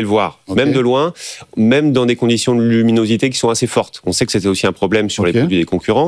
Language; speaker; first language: French; native; French